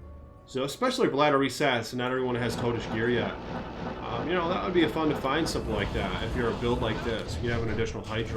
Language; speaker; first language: English; native; English